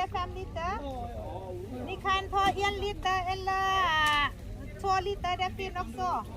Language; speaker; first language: Swedish; non-native, learner; Thai